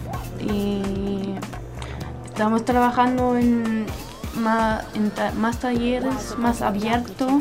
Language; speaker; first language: Spanish; non-native, learner; German